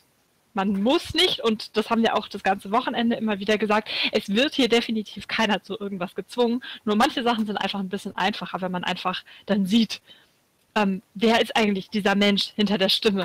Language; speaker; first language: German; native; German